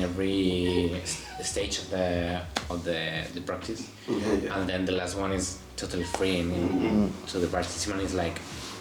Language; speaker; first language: English; non-native, learner; Spanish